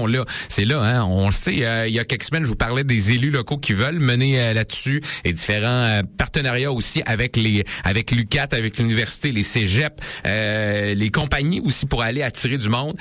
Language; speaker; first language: French; native; French